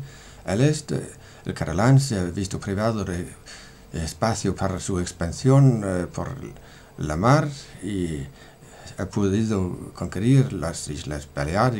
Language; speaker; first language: Spanish; non-native, fluent; Danish